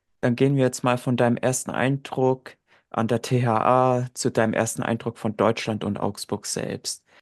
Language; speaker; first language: German; native; German